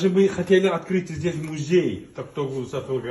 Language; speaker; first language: Russian; non-native, local second language; Kyrgyz